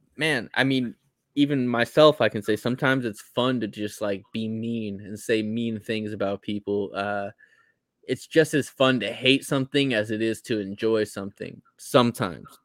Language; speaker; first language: English; native; English